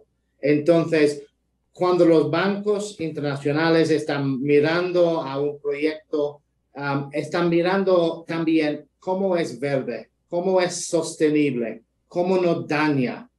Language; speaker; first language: Spanish; non-native, fluent; English